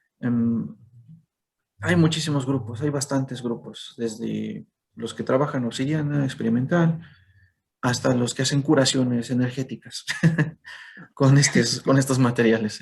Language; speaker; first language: Spanish; native; Spanish